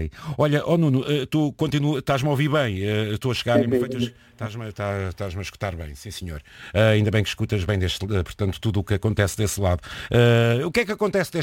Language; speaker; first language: Portuguese; native; Portuguese